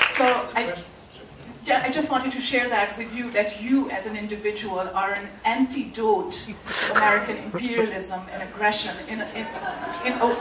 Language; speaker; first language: English; early bilingual, other home language; Urdu